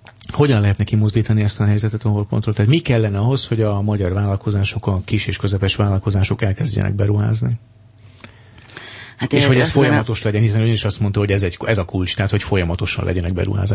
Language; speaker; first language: Hungarian; native; Hungarian